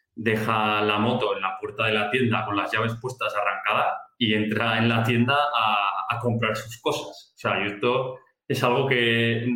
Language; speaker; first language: Spanish; native; Spanish